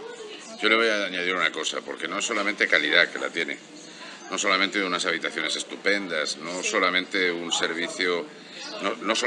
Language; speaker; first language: Spanish; native; Spanish